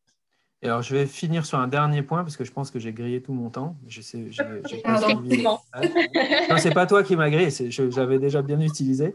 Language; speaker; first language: French; native; French